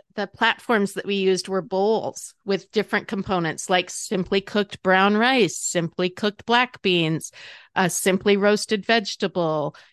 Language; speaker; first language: English; native; English